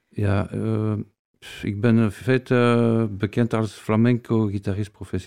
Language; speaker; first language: Dutch; non-native, learner; Spanish